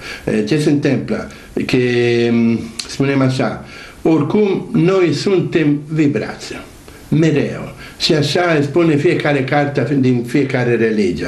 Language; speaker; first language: Romanian; non-native, learner; Italian